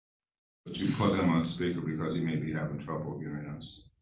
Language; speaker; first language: English; native; English